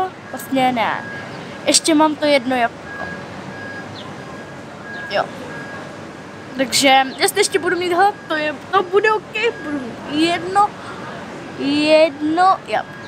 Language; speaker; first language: Czech; early bilingual, heritage; Czech